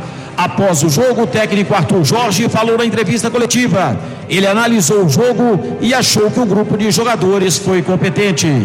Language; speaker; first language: Portuguese; native; Portuguese